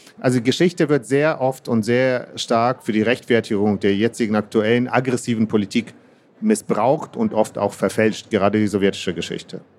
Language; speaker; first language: German; early bilingual, other home language; Russian